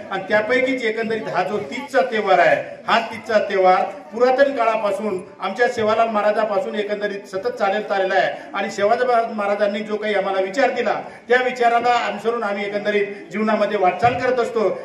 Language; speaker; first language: Marathi; non-native, local second language; Lambadi